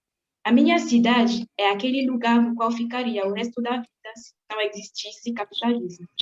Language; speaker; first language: Portuguese; non-native, fluent; French